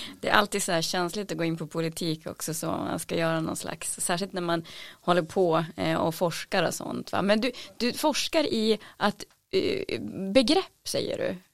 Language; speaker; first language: Swedish; native; Swedish